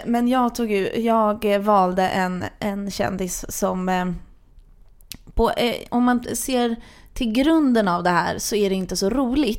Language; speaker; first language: Swedish; native; Swedish